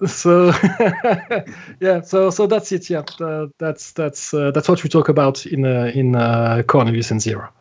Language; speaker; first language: English; non-native, fluent; French